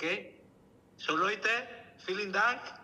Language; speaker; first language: German; non-native, learner; Spanish